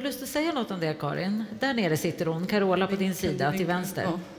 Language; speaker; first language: Swedish; native; Swedish